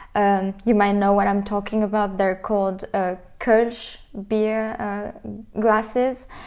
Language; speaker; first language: English; non-native, fluent; French